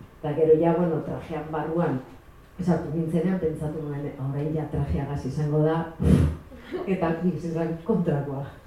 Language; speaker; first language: Basque; non-native, local second language; Spanish